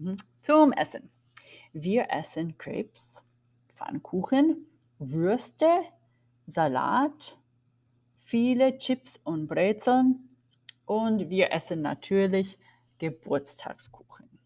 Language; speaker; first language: German; non-native, fluent; English